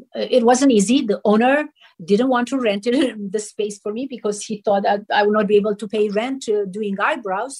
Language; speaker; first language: English; non-native, fluent; Romanian